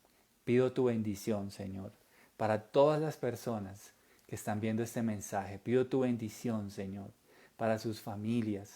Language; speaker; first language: Spanish; native; Spanish